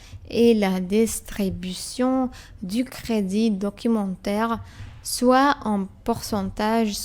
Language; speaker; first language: French; non-native, fluent; Arabic